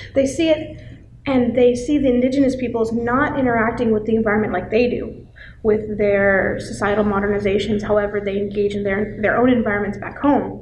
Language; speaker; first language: English; native; English